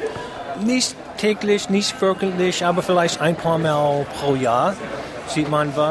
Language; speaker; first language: German; non-native, fluent; English